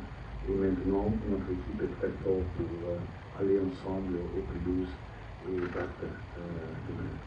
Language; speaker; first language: French; non-native, fluent; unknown